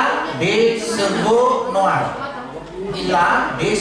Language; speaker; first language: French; non-native, learner; Indonesian